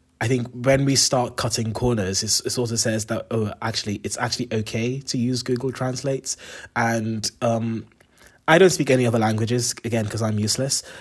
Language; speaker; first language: English; native; English